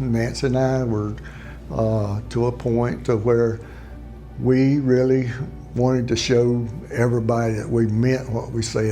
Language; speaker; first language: English; native; English